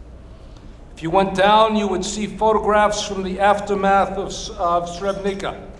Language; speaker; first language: English; native; English